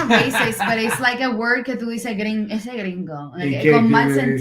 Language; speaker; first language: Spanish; non-native, learner; English